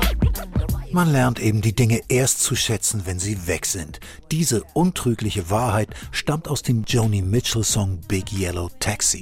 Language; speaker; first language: German; native; German